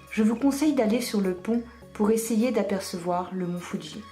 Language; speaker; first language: French; native; French